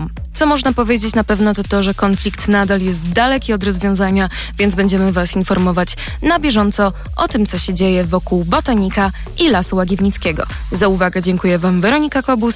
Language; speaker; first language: Polish; native; Polish